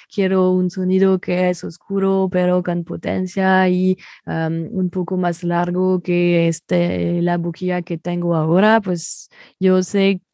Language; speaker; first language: Spanish; non-native, fluent; French